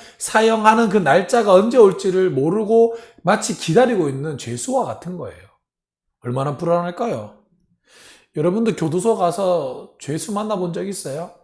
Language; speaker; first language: Korean; native; Korean